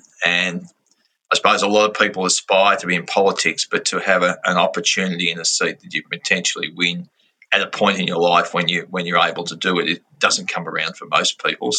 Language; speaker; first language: English; native; English